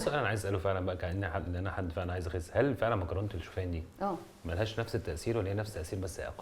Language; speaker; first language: Arabic; native; Arabic